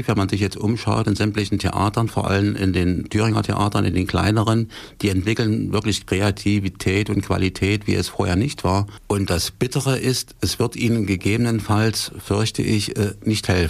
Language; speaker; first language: German; native; German